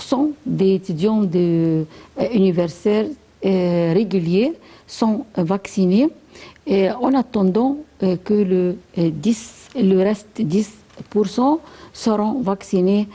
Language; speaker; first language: French; non-native, fluent; Arabic